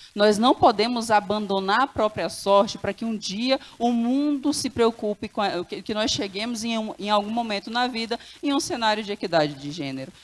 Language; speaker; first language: Portuguese; non-native, local second language; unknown